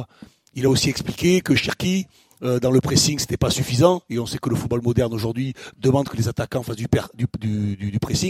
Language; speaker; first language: French; native; French